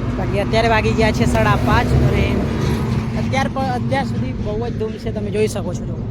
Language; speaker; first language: Gujarati; native; Gujarati